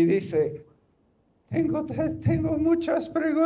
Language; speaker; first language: Spanish; non-native, fluent; English